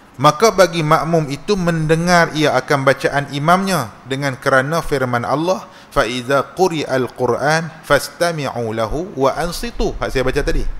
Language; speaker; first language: Malay; native; Malay